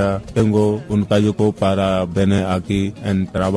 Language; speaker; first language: Spanish; non-native, learner; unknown